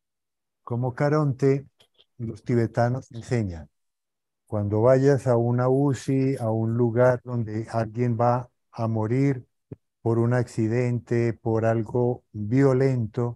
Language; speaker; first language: Spanish; native; Spanish